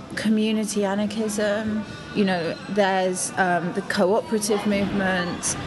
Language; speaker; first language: English; native; English